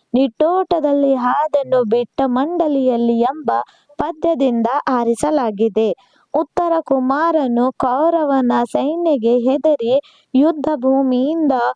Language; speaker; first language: Kannada; non-native, local second language; Urdu